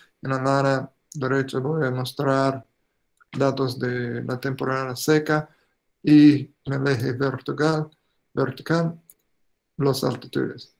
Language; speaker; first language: Spanish; non-native, fluent; English